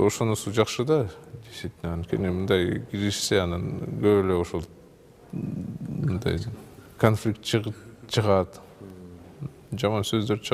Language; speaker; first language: Kyrgyz; non-native, local second language; Russian